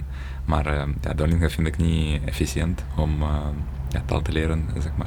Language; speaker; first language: Dutch; non-native, learner; Ukrainian